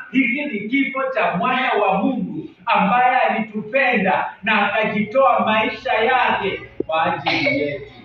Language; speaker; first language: Swahili; native; Swahili